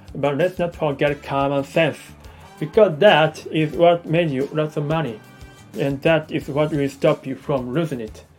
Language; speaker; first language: English; non-native, learner; Japanese